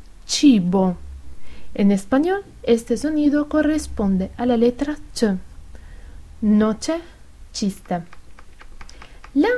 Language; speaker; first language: Spanish; non-native, fluent; Italian